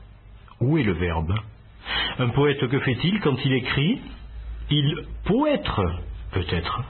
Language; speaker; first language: French; native; French